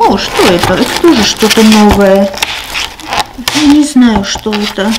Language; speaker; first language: Russian; non-native, fluent; Armenian